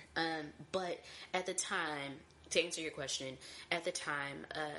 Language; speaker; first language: English; native; English